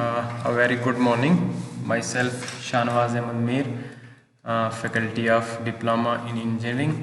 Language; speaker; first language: English; non-native, local second language; Hindi